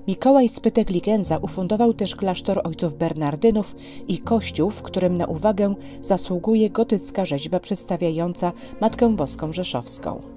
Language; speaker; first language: Polish; native; Polish